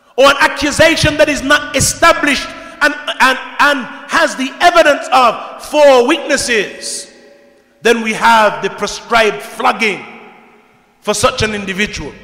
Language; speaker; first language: English; native; English